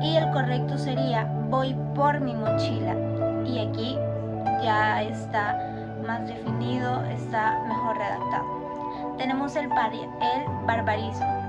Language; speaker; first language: Spanish; native; Spanish